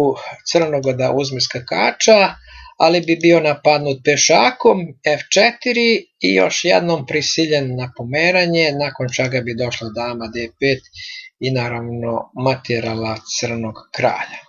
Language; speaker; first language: Serbian; native; Serbian